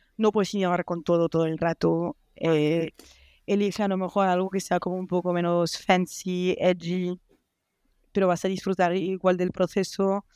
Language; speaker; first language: Spanish; non-native, fluent; French